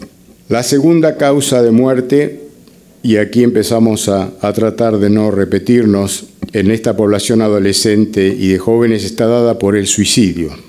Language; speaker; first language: Spanish; native; Spanish